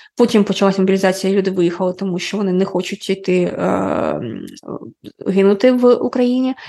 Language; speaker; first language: Ukrainian; non-native, local second language; Russian